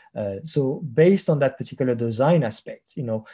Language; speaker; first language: English; non-native, fluent; French